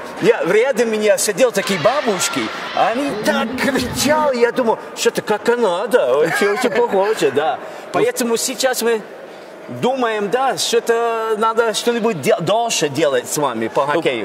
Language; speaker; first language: Russian; non-native, fluent; English